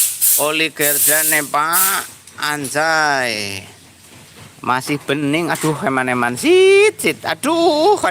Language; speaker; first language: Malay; non-native, local second language; Javanese